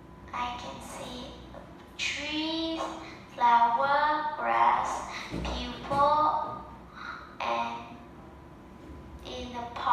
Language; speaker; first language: English; non-native, learner; Vietnamese